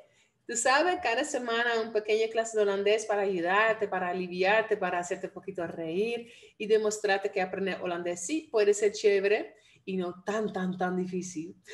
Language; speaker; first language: Spanish; non-native, fluent; Dutch